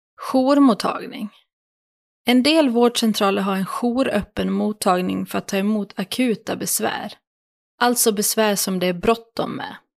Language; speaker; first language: Swedish; native; Swedish